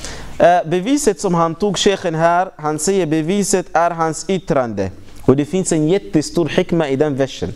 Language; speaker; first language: Swedish; non-native, fluent; Arabic